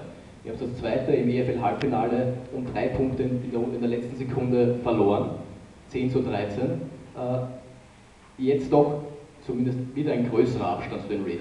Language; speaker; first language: German; native; German